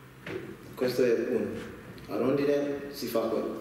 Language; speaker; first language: Italian; non-native, learner; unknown